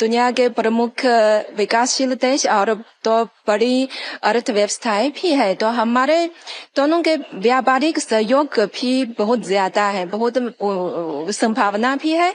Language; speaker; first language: Hindi; non-native, fluent; Chinese